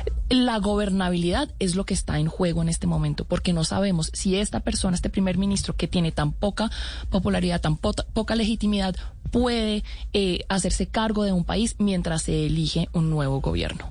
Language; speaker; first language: Spanish; native; Spanish